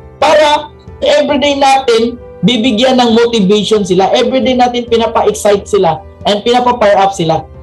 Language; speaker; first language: Filipino; non-native, local second language; Cebuano